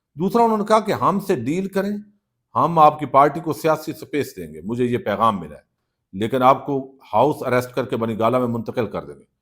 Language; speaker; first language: Urdu; non-native, local second language; Punjabi